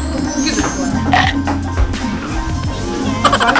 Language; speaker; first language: Korean; non-native, fluent; Arabic